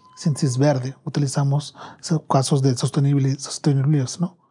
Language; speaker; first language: Spanish; non-native, learner; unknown